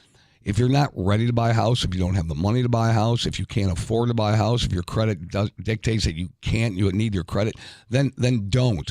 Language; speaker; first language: English; native; English